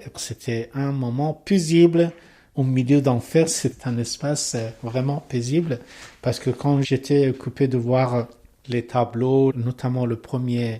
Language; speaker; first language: French; non-native, learner; Persian